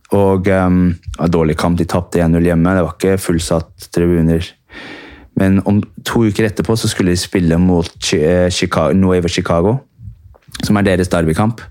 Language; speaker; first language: Norwegian; early bilingual, heritage; Norwegian